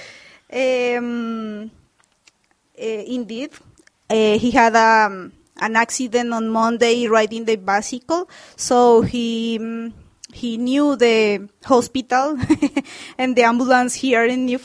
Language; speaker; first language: English; non-native, fluent; Spanish